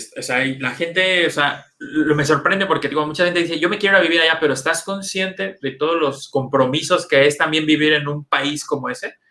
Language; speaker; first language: Spanish; native; Spanish